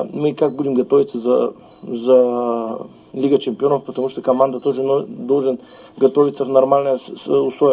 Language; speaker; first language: Russian; non-native, learner; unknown